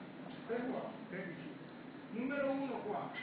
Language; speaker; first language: Italian; non-native, learner; Romanian